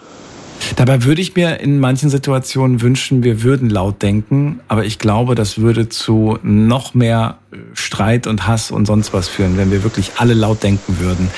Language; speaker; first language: German; native; German